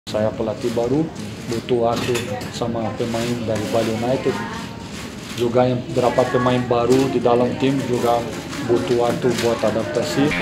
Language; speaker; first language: Indonesian; non-native, fluent; Portuguese